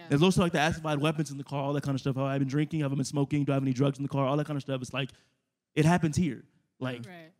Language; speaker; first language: English; native; English